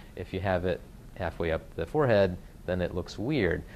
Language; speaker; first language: English; native; English